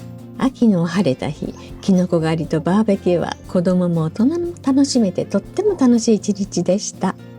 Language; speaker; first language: Japanese; native; Japanese